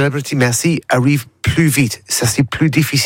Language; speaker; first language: French; non-native, learner; English